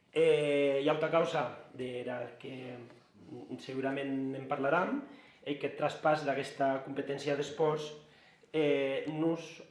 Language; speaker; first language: Catalan; non-native, local second language; Occitan